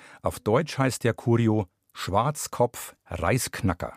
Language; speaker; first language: German; native; German